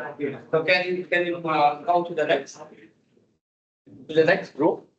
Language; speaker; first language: English; non-native, learner; Vietnamese